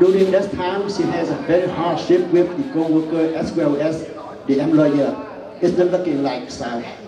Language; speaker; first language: English; non-native, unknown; Vietnamese